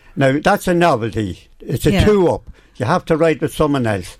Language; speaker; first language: English; native; English